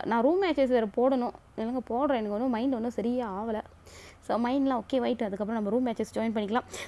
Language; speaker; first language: Tamil; early bilingual, heritage; Tamil